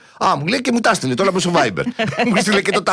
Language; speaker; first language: Greek; native; Greek